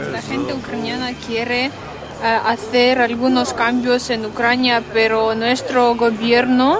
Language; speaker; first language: Spanish; non-native, fluent; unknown